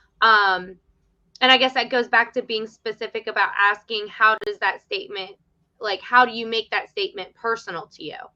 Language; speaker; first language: English; native; English